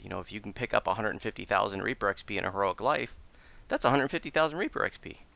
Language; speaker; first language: English; native; English